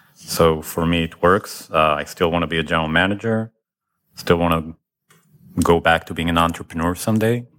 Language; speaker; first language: English; non-native, fluent; Hebrew